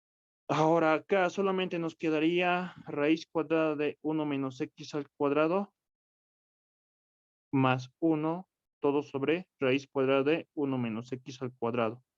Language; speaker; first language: Spanish; native; Spanish